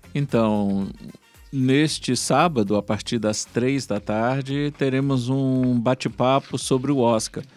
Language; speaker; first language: Portuguese; native; Portuguese